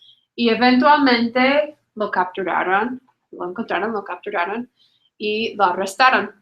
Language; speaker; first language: Spanish; non-native, fluent; English